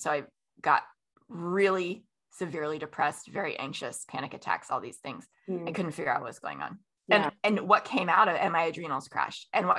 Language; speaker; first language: English; native; English